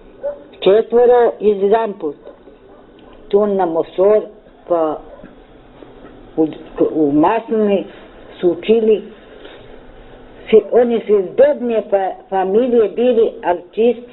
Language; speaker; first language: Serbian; non-native, local second language; Romany